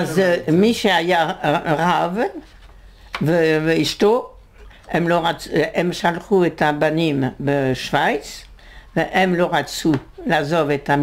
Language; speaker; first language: Hebrew; non-native, fluent; French